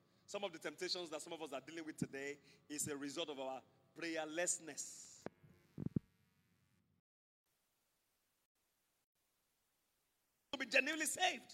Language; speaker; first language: English; non-native, local second language; Yoruba